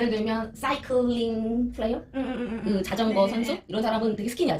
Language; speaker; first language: Korean; native; Korean